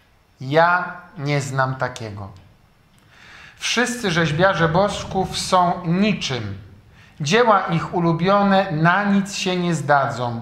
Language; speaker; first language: Polish; native; Polish